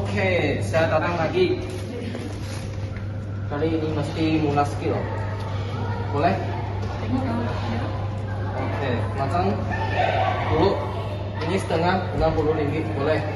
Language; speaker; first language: Indonesian; non-native, local second language; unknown